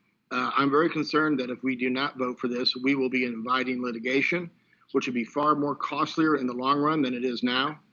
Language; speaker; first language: English; native; English